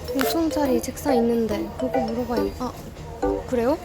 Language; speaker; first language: Korean; non-native, learner; Japanese